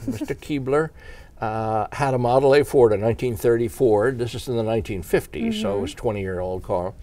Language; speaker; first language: English; native; English